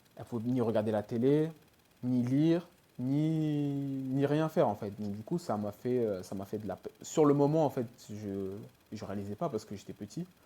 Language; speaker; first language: French; early bilingual, other home language; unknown